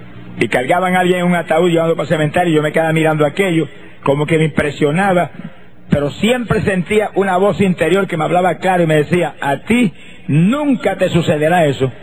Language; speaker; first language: Spanish; native; Spanish